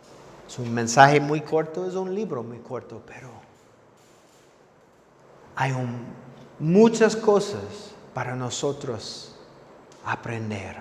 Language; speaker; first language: Spanish; non-native, fluent; English